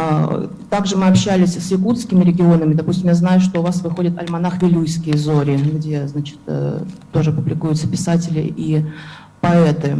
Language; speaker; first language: Russian; native; Russian